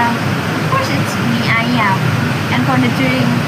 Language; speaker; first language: English; non-native, learner; Indonesian